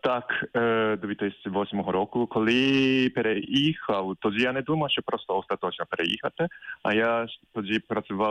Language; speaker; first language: Ukrainian; non-native, fluent; Japanese